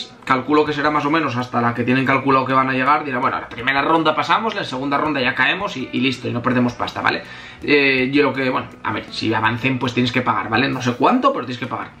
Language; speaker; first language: Spanish; native; Spanish